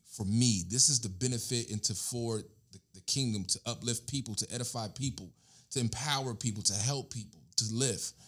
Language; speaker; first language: English; native; English